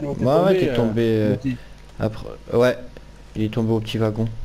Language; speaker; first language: French; native; French